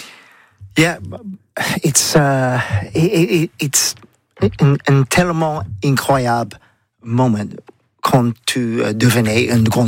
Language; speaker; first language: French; non-native, learner; English